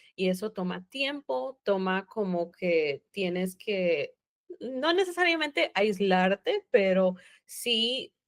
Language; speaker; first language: Spanish; native; Spanish